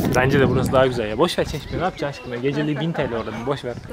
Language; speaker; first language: Turkish; native; Turkish